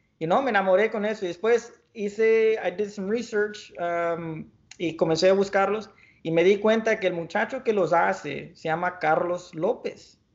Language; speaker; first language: Spanish; early bilingual, heritage; Spanish